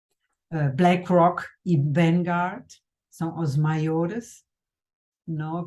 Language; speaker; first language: Portuguese; non-native, fluent; German